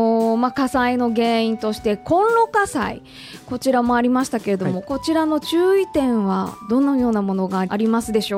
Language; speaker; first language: Japanese; native; Japanese